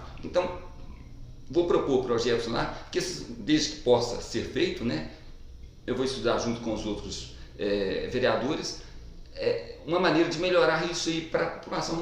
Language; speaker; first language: Portuguese; native; Portuguese